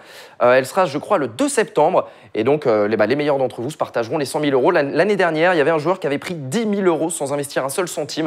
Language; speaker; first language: French; native; French